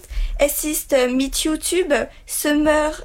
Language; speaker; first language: German; non-native, learner; French